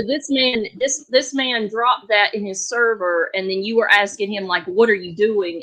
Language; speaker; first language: English; native; English